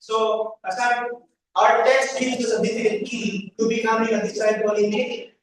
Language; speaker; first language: English; non-native, local second language; Filipino